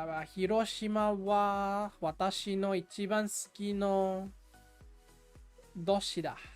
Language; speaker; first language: Japanese; non-native, learner; English